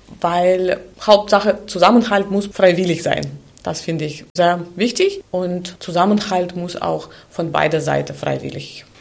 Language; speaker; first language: German; non-native, fluent; Russian